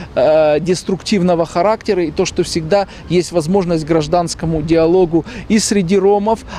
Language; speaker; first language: Russian; native; Russian